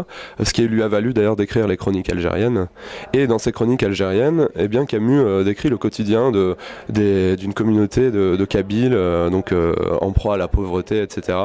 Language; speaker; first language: French; native; French